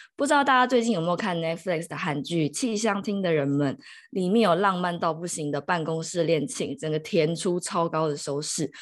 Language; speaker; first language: Chinese; native; Chinese